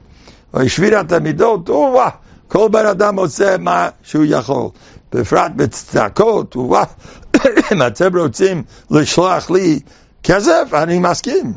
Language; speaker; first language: Hebrew; non-native, fluent; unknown